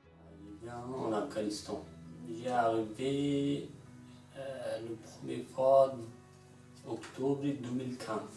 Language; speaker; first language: French; non-native, learner; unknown